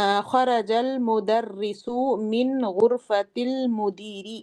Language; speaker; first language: Arabic; non-native, learner; Urdu